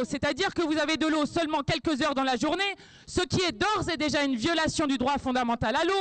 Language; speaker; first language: French; native; French